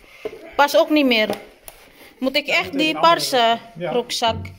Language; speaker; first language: Dutch; non-native, learner; Filipino